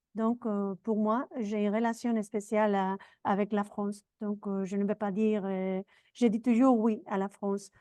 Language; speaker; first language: French; non-native, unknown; Spanish